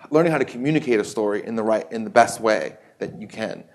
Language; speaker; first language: English; native; English